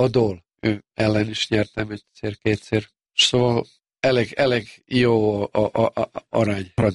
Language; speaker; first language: Hungarian; non-native, local second language; Serbian